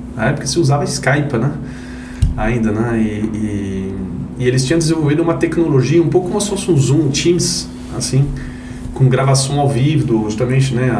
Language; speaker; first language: Portuguese; non-native, fluent; French